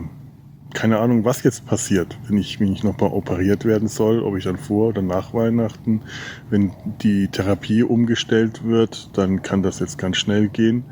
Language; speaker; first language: German; native; German